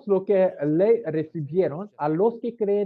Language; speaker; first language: Spanish; non-native, learner; Korean